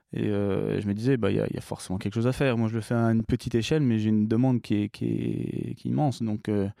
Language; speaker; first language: French; early bilingual, other home language; English